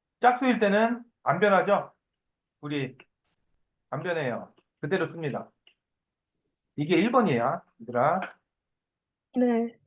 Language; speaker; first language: Korean; native; Korean